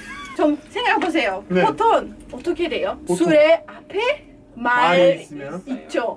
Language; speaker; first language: Korean; non-native, fluent; Portuguese